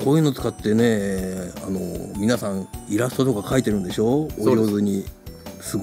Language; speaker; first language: Japanese; native; Japanese